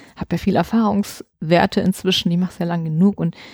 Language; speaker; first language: German; native; German